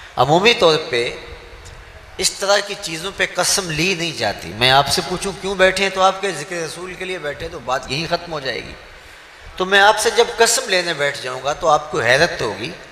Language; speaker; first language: Urdu; non-native, local second language; Punjabi